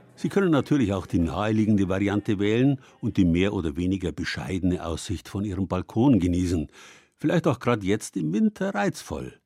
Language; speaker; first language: German; native; German